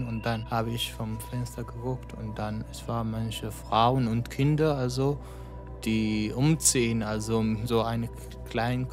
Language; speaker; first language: German; non-native, fluent; Arabic